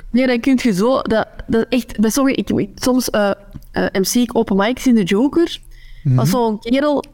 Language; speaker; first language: Dutch; native; Dutch